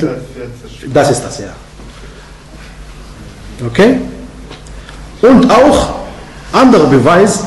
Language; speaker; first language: German; non-native, fluent; Arabic